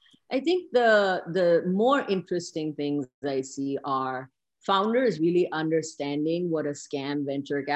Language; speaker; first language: English; non-native, local second language; Urdu